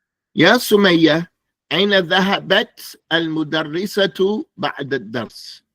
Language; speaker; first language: Arabic; non-native, fluent; English